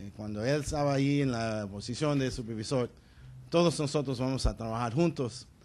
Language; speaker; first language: Spanish; early bilingual, other home language; English